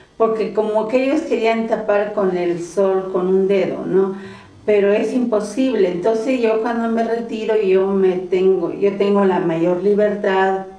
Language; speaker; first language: Spanish; non-native, local second language; Tzotzil